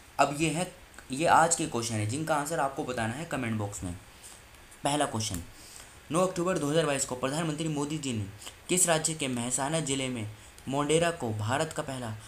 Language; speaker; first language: Hindi; native; Hindi